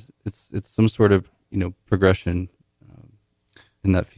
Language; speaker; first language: English; native; English